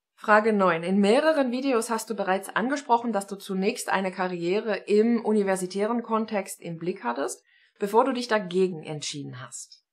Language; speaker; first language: German; non-native, fluent; Estonian